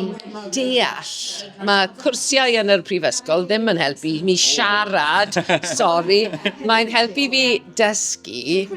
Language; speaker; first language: Welsh; non-native, local second language; English